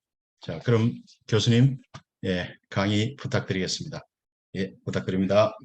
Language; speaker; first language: Korean; native; Korean